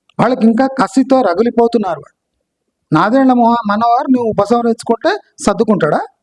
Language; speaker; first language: Telugu; non-native, local second language; Kannada